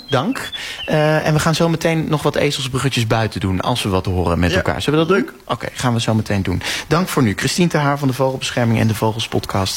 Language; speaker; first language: Dutch; native; Dutch